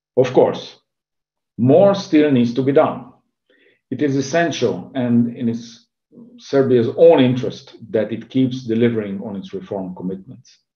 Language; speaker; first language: English; non-native, fluent; Hungarian